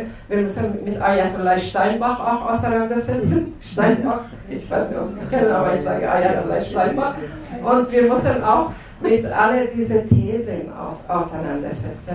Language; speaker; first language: German; non-native, fluent; Persian